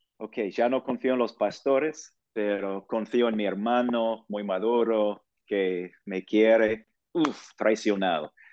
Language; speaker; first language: Spanish; non-native, fluent; English